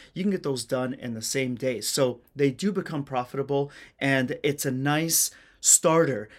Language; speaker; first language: English; early bilingual, other home language; Persian